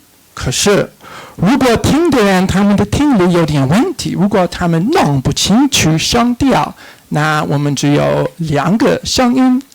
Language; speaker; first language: Chinese; non-native, fluent; English